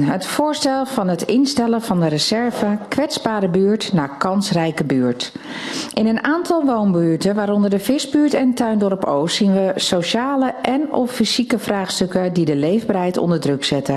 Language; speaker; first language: Dutch; native; Dutch